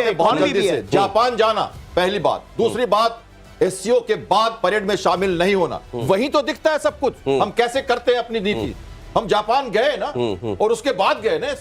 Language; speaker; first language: Hindi; native; Hindi